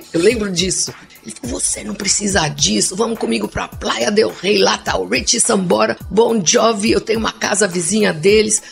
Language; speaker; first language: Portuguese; non-native, local second language; English